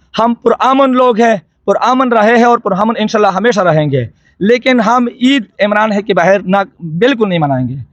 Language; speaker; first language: Urdu; non-native, local second language; Pashto